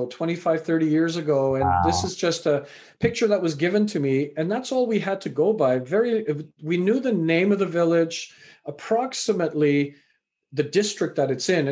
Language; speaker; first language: English; native; English